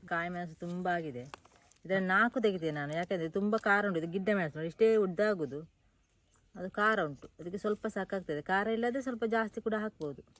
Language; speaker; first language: Kannada; native; Kannada